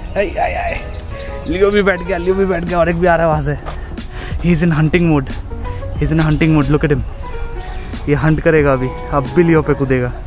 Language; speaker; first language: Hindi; non-native, local second language; Bangla